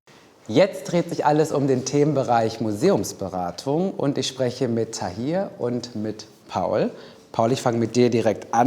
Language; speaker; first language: German; native; German